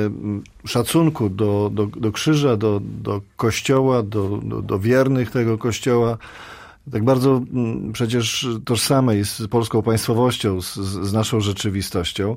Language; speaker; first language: Polish; native; Polish